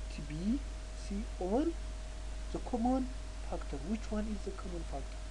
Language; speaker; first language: English; non-native, local second language; Amharic